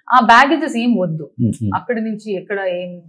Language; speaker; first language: Telugu; non-native, learner; Tulu